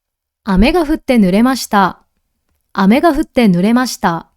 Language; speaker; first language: Japanese; non-native, fluent; Korean